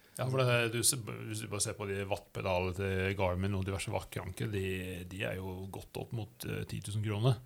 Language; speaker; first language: Norwegian; non-native, fluent; English